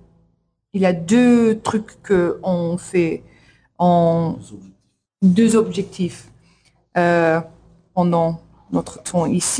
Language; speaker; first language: French; non-native, learner; English